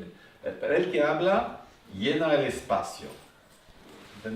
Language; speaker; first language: Spanish; non-native, fluent; French